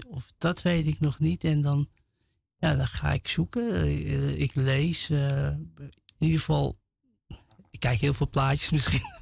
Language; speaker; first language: Dutch; native; Dutch